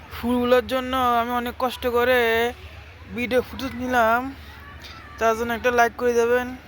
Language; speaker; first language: Bangla; native; Bangla